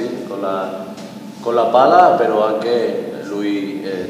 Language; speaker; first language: Italian; non-native, fluent; Spanish